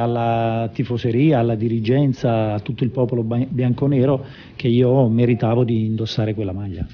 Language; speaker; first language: Italian; native; Italian